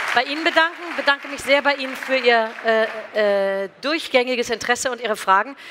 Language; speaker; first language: German; native; German